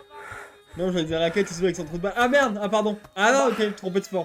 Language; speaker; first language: French; native; French